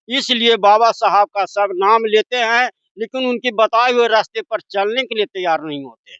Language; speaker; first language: Hindi; native; Hindi